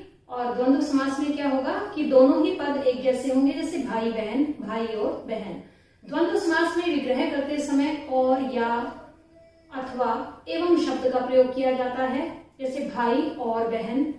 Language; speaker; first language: Hindi; native; Hindi